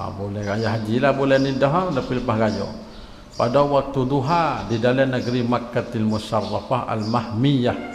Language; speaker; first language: Malay; native; Malay